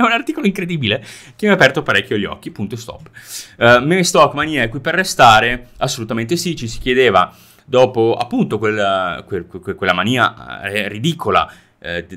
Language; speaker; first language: Italian; native; Italian